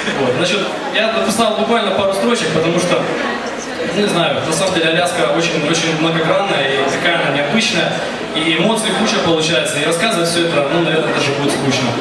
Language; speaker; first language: Russian; native; Russian